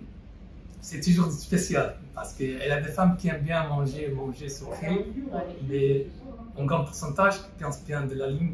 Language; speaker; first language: French; non-native, fluent; Portuguese